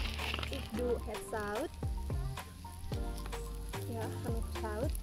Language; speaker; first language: Dutch; non-native, learner; Indonesian